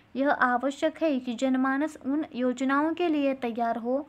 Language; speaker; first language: Hindi; non-native, local second language; Marathi